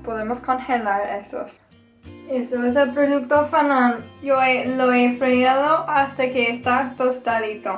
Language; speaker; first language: Spanish; non-native, fluent; English